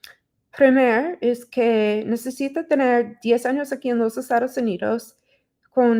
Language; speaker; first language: Spanish; non-native, learner; English